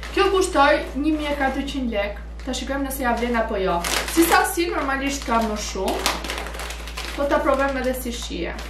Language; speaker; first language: Albanian; early bilingual, heritage; Albanian